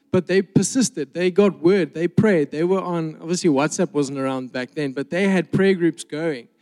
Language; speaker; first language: English; native; English